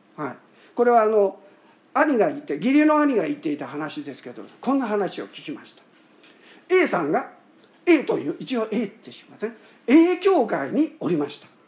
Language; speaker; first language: Japanese; native; Japanese